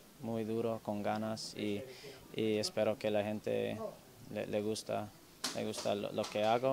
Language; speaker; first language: Spanish; non-native, learner; English